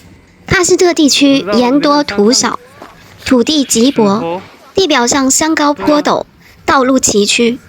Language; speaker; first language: Chinese; native; Chinese